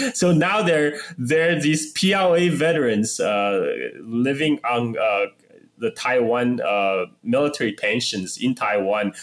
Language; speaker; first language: English; non-native, fluent; Chinese